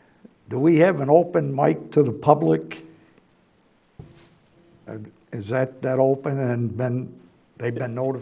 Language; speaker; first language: English; native; English